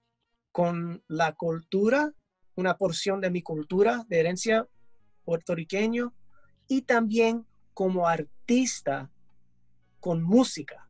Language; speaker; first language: Spanish; early bilingual, heritage; English